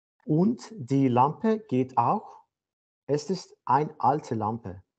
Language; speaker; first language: German; non-native, learner; Azerbaijani